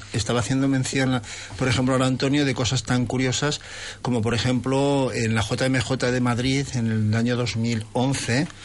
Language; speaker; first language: Spanish; native; Spanish